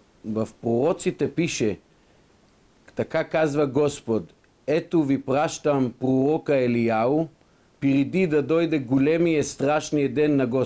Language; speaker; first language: Bulgarian; non-native, fluent; Hebrew